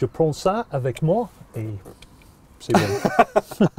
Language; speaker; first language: French; non-native, learner; English